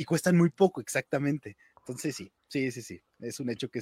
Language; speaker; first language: Spanish; native; Spanish